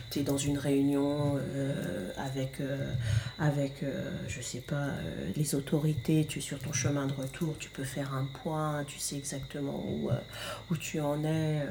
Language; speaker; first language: French; native; French